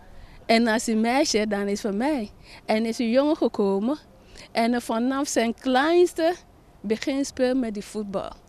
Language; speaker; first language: Dutch; non-native, learner; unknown